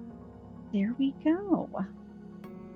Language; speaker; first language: English; native; English